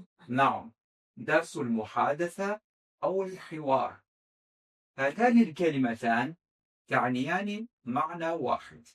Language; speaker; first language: Arabic; non-native, fluent; Azerbaijani